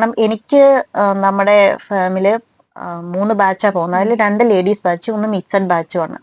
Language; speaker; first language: Malayalam; native; Malayalam